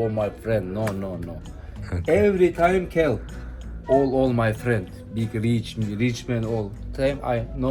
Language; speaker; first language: English; non-native, learner; Turkish